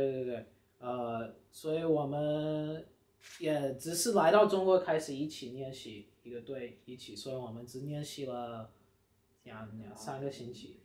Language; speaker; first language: Chinese; early bilingual, heritage; Chinese